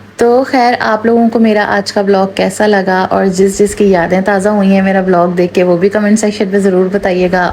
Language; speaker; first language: Urdu; native; Urdu